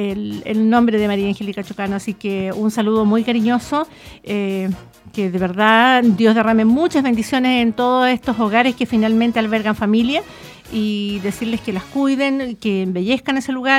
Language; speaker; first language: Spanish; native; Spanish